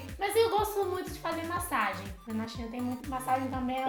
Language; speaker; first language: Portuguese; non-native, fluent; Chinese